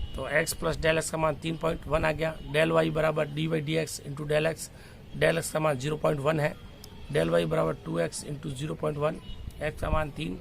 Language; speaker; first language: Hindi; native; Hindi